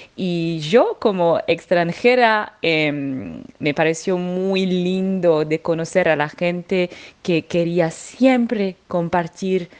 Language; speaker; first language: Spanish; non-native, fluent; French